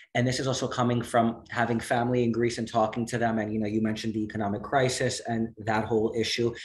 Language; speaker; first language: English; native; English